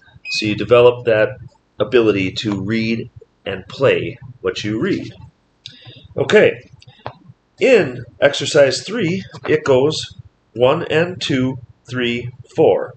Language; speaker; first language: English; native; English